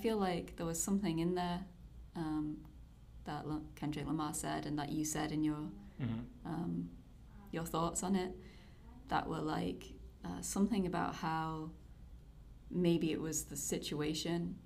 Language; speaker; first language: English; native; English